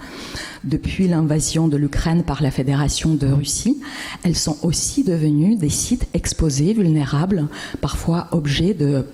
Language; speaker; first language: French; non-native, fluent; Russian